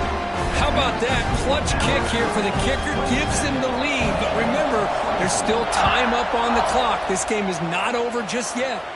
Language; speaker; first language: English; native; English